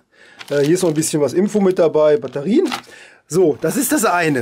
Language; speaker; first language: German; native; German